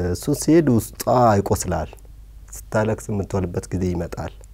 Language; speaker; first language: Amharic; early bilingual, other home language; Oromo